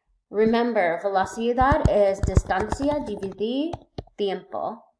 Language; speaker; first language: Spanish; non-native, learner; English